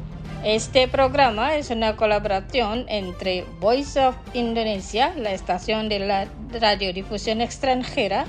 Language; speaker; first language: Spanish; non-native, fluent; Indonesian